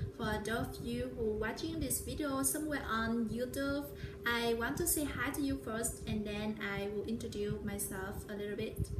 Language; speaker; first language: English; non-native, learner; Vietnamese